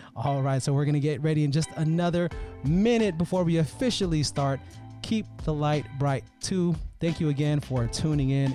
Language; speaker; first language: English; native; English